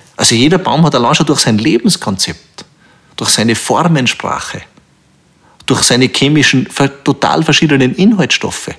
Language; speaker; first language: German; native; German